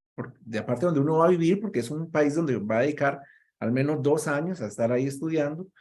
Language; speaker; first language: Spanish; native; Spanish